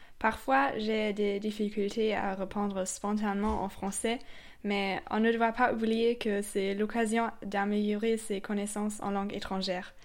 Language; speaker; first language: French; non-native, fluent; German